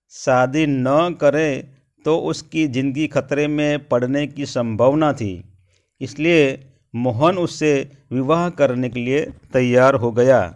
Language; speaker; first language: Hindi; non-native, local second language; Gujarati